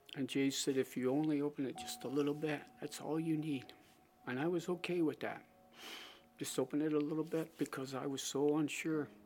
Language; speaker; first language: English; native; English